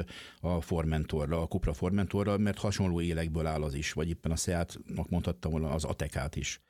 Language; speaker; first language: Hungarian; native; Hungarian